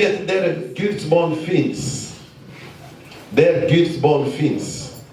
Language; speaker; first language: Swedish; non-native, fluent; Lingala